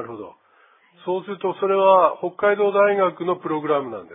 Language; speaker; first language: Japanese; native; Japanese